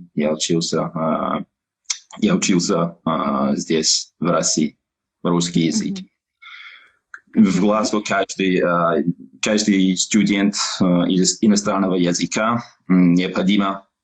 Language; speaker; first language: Russian; non-native, learner; English